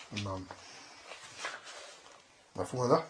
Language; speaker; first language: Arabic; non-native, fluent; French